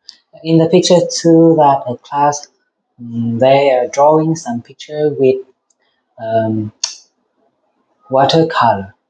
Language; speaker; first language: English; non-native, learner; Vietnamese